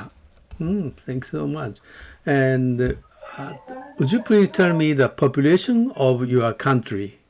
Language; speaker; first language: English; non-native, learner; Japanese